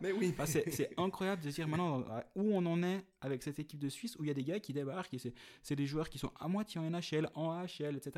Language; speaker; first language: French; native; French